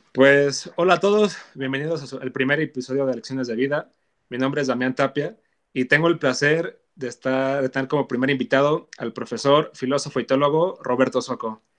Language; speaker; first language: Spanish; native; Spanish